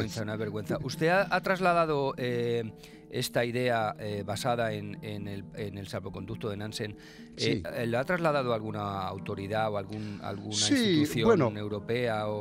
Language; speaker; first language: Spanish; native; Spanish